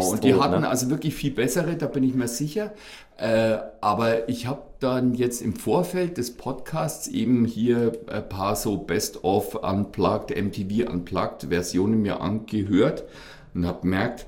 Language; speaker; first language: German; native; German